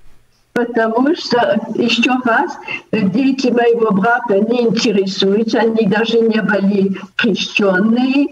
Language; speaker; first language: Russian; early bilingual, heritage; Russian